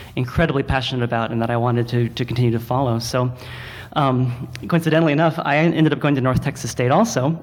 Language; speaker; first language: English; native; English